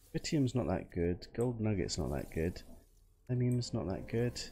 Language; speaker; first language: English; native; English